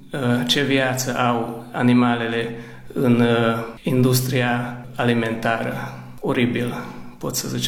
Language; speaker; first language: Romanian; early bilingual, heritage; Romanian